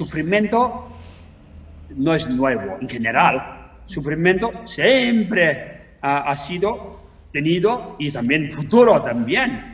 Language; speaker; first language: Spanish; non-native, learner; Tibetan